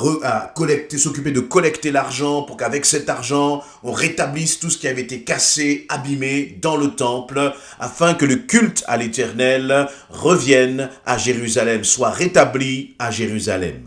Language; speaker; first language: French; native; French